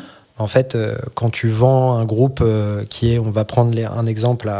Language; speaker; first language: French; native; French